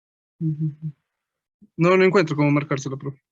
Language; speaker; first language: Spanish; native; Spanish